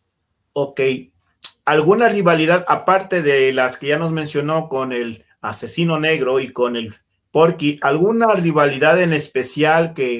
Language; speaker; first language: Spanish; native; Spanish